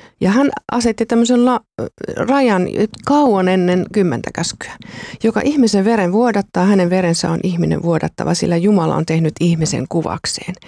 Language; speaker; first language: Finnish; native; Finnish